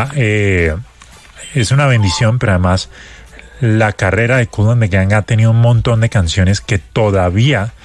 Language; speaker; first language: Spanish; native; Spanish